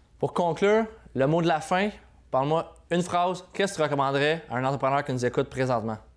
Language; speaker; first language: French; native; French